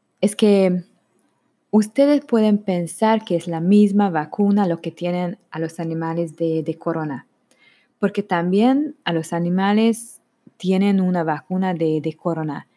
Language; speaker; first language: Spanish; non-native, learner; Hungarian